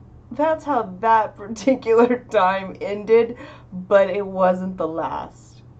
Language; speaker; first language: English; native; English